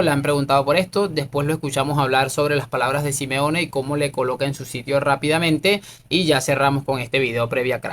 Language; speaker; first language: Spanish; native; Spanish